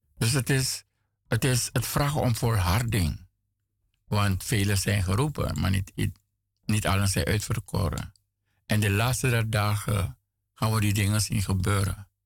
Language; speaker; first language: Dutch; native; Dutch